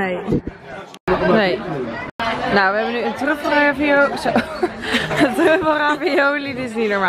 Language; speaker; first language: Dutch; native; Dutch